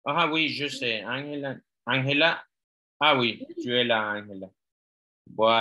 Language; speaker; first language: French; non-native, fluent; Spanish